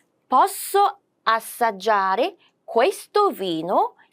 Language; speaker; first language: Italian; non-native, fluent; Korean